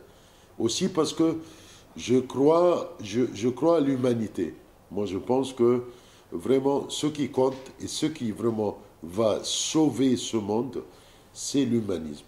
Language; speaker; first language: French; non-native, fluent; Arabic